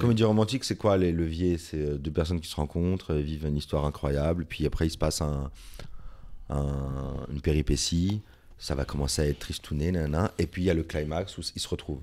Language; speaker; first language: French; native; French